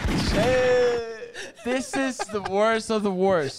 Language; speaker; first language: English; non-native, fluent; Spanish